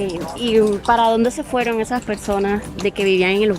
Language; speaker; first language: Spanish; native; Spanish